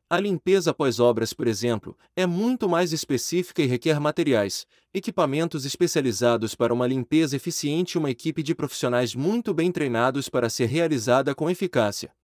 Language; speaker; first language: Portuguese; native; Portuguese